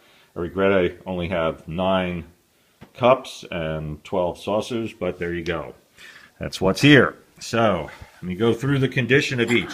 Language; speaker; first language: English; native; English